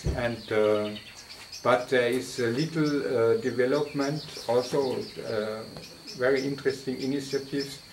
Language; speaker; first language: English; non-native, fluent; German